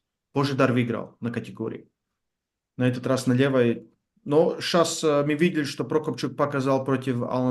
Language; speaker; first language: Russian; non-native, learner; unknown